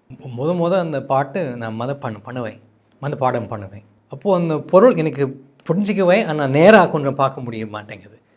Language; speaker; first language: Tamil; non-native, fluent; English